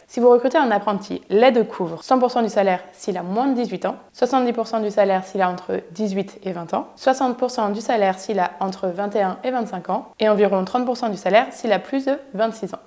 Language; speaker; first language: French; native; French